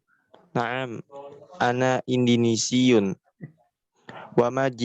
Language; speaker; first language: Arabic; non-native, learner; Indonesian